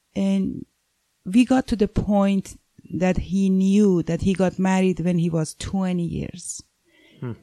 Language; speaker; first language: English; non-native, fluent; Persian